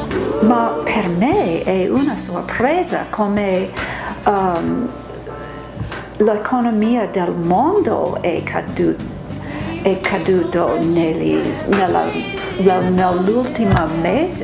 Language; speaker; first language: Italian; non-native, fluent; English